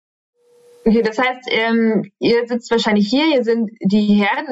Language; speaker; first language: German; native; German